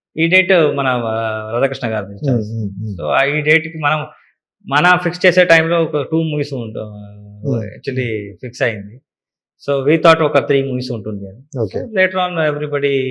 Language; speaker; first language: Telugu; non-native, learner; Kannada